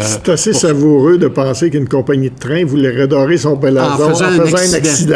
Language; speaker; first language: French; native; French